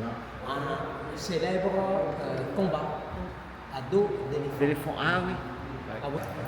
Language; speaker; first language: French; non-native, fluent; Thai